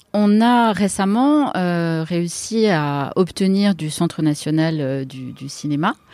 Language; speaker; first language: French; native; French